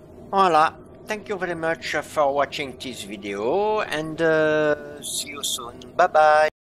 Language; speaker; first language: English; non-native, learner; French